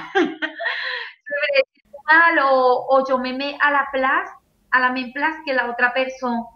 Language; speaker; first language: French; non-native, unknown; Spanish